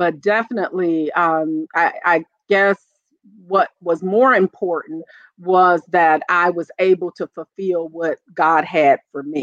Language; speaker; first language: English; native; English